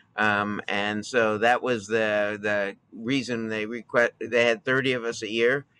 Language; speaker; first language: English; native; English